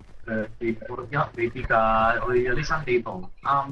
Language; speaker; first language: Chinese; native; Chinese